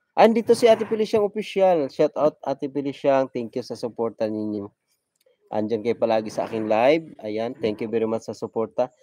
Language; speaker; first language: Filipino; non-native, local second language; Cebuano